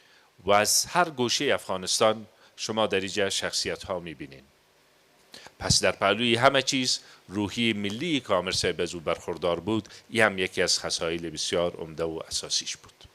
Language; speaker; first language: Persian; native; Persian